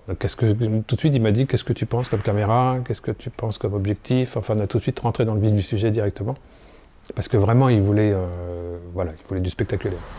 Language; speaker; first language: French; native; French